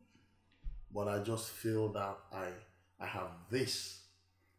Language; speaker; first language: English; non-native, local second language; Igbo